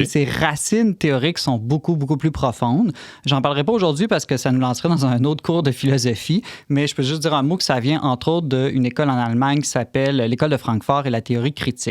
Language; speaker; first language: French; native; French